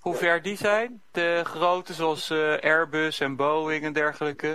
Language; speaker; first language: Dutch; native; Dutch